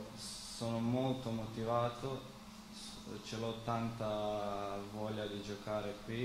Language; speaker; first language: Italian; non-native, fluent; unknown